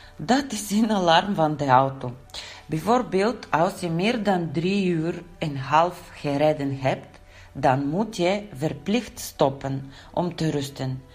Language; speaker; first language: Dutch; non-native, learner; Bulgarian